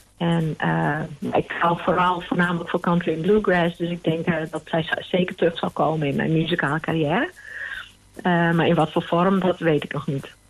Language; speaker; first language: Dutch; non-native, local second language; Western Frisian